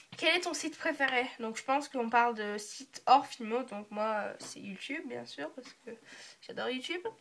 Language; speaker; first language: French; early bilingual, other home language; English